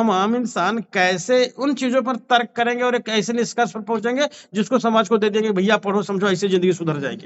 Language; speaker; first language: Hindi; native; Hindi